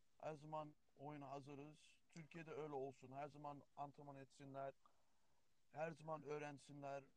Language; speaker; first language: Turkish; early bilingual, heritage; Turkish